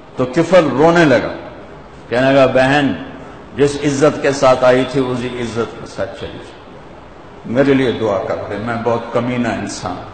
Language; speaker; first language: Urdu; non-native, local second language; Punjabi